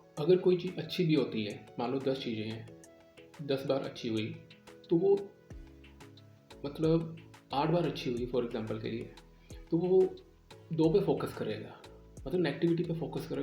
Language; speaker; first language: Hindi; non-native, local second language; Punjabi